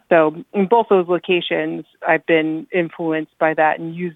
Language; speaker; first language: English; native; English